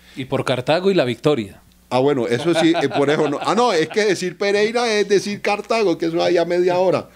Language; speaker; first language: Spanish; native; Spanish